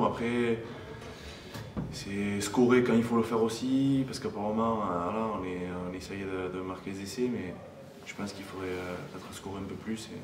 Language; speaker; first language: French; native; French